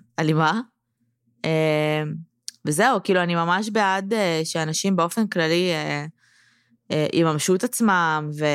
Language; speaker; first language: Hebrew; native; Hebrew